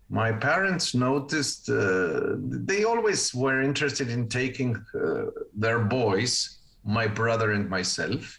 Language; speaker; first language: English; non-native, fluent; Spanish